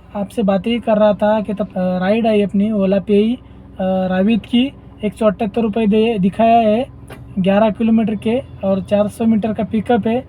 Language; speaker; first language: Hindi; non-native, local second language; Marathi